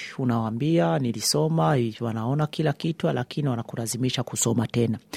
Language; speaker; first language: Swahili; non-native, local second language; Rundi